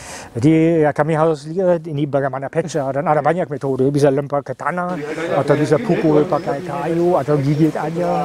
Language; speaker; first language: Indonesian; non-native, fluent; German